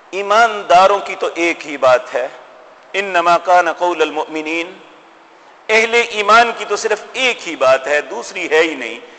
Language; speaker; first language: Urdu; non-native, local second language; Punjabi